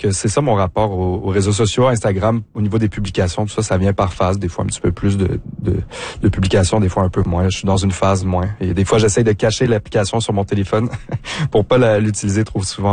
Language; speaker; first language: French; native; French